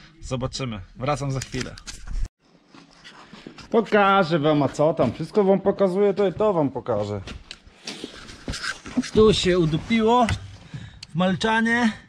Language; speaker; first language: Polish; native; Polish